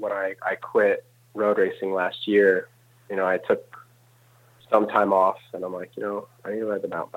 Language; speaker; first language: English; native; English